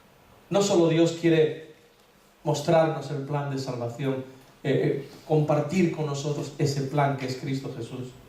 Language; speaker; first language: Spanish; native; Spanish